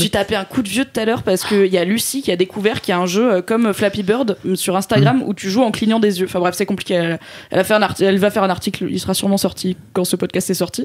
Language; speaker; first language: French; native; French